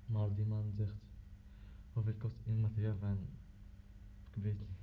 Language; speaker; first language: Dutch; non-native, learner; Arabic